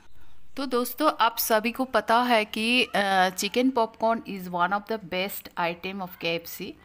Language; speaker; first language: Hindi; non-native, local second language; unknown